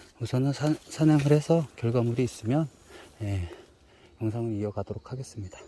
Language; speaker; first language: Korean; native; Korean